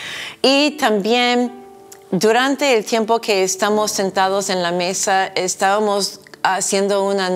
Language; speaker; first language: Spanish; non-native, fluent; English